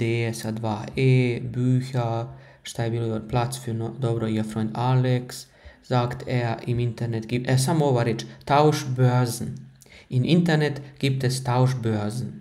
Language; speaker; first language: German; non-native, fluent; Croatian